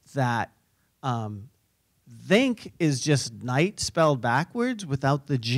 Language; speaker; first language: English; native; English